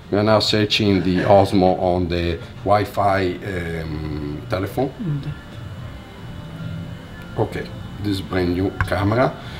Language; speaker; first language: English; non-native, fluent; Italian